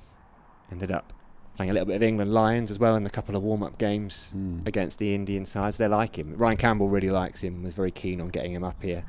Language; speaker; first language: English; native; English